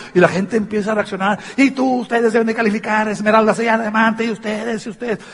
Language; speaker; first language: Spanish; native; Spanish